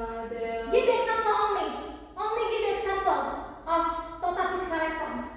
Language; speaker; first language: English; non-native, fluent; Indonesian